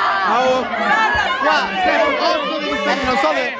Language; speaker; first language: Italian; native; Italian